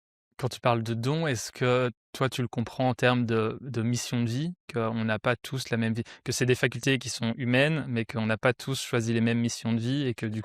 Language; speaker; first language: French; native; French